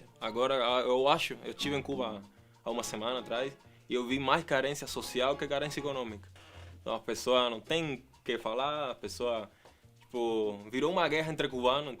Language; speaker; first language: Portuguese; non-native, fluent; Spanish